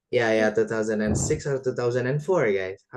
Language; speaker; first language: English; non-native, fluent; Indonesian